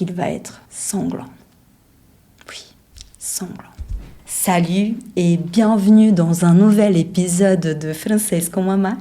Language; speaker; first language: French; non-native, fluent; Portuguese